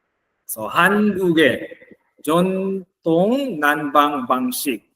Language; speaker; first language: Korean; non-native, learner; Filipino